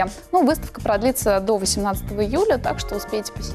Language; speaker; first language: Russian; native; Russian